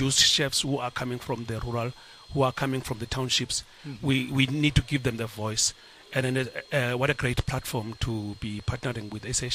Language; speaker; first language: English; non-native, local second language; Xhosa